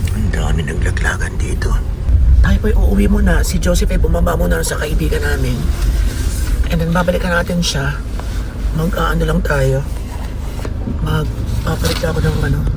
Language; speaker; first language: Filipino; native; Filipino